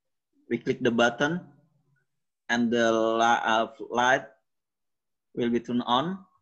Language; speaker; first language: English; non-native, learner; Indonesian